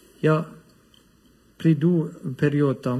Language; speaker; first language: Russian; non-native, learner; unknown